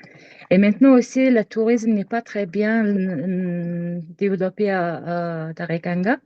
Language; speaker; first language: French; non-native, learner; Mongolian